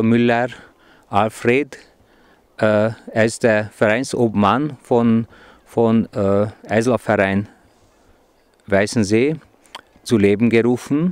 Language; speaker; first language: German; non-native, fluent; Hungarian